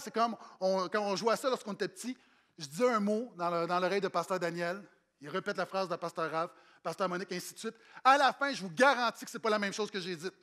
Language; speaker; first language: French; native; French